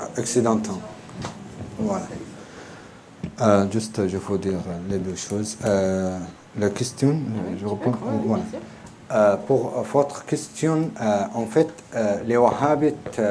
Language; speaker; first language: French; non-native, learner; Arabic